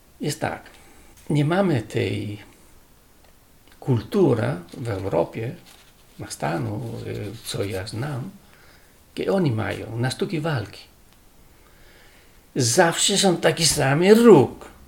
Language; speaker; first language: Polish; non-native, learner; Italian